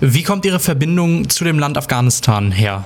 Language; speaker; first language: German; native; German